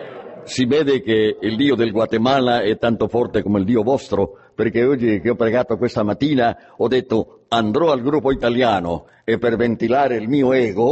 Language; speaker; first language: Italian; non-native, fluent; Spanish